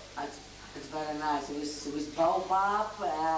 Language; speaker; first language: English; non-native, learner; Polish